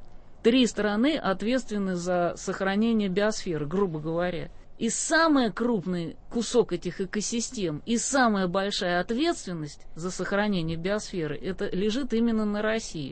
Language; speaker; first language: Russian; native; Russian